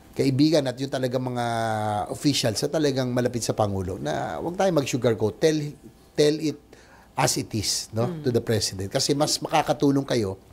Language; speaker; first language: Filipino; native; Filipino